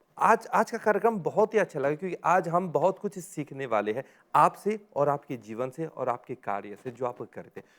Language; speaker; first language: Hindi; non-native, local second language; Morisyen